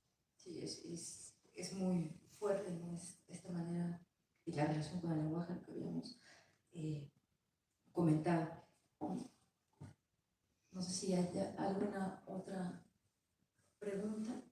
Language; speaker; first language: Spanish; native; Spanish